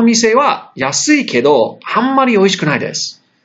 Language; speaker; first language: Japanese; non-native, fluent; English